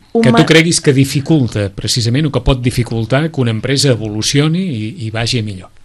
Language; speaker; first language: Catalan; native; Catalan